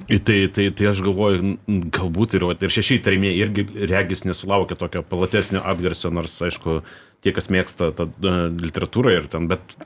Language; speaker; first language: Lithuanian; native; Lithuanian